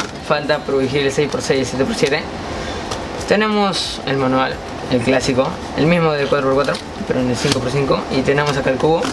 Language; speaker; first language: Spanish; native; Spanish